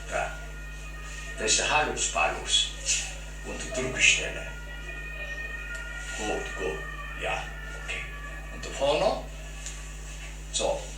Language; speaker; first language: German; non-native, learner; Korean